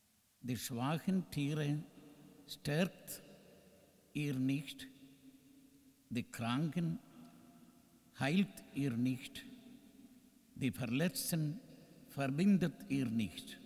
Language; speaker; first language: German; non-native, learner; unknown